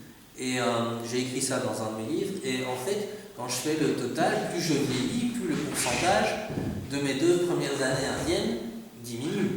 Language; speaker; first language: French; early bilingual, other home language; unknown